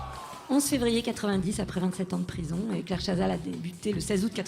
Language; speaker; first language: French; native; French